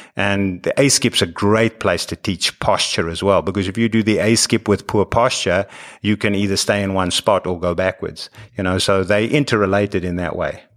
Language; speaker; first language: English; native; English